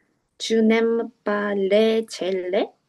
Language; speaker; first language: French; non-native, learner; Korean